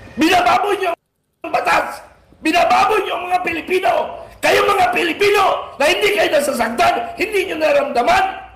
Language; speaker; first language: Filipino; native; Filipino